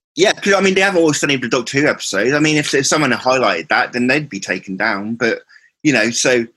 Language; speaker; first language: English; native; English